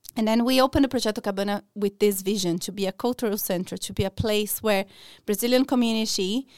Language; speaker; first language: English; non-native, fluent; Portuguese